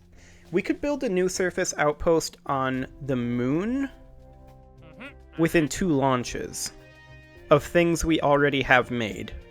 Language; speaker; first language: English; native; English